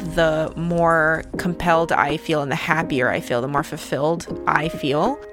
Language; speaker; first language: English; early bilingual, other home language; Russian